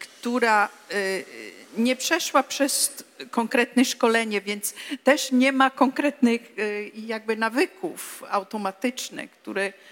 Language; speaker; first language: Polish; non-native, fluent; Italian